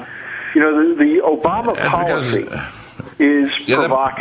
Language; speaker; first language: English; native; English